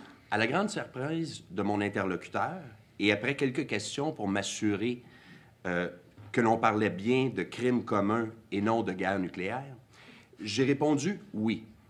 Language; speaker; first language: French; native; French